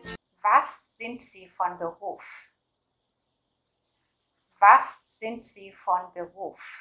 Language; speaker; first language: German; non-native, fluent; Vietnamese